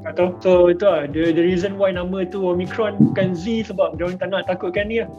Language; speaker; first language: Malay; native; Malay